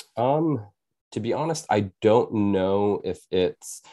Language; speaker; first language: English; native; English